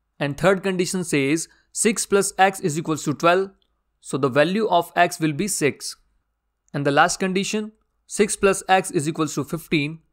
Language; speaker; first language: English; non-native, local second language; Hindi